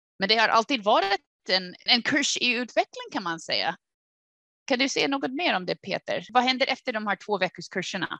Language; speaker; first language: Swedish; non-native, fluent; English